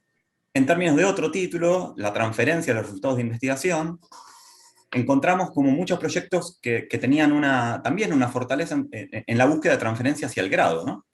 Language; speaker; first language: Spanish; native; Spanish